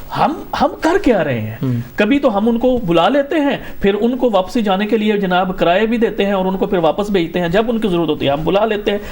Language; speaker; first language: Urdu; non-native, local second language; Punjabi